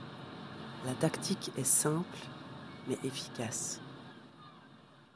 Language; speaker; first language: French; native; French